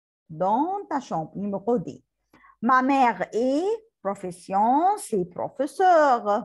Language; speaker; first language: French; non-native, learner; Arabic